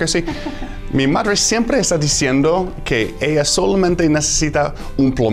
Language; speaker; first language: Spanish; non-native, fluent; English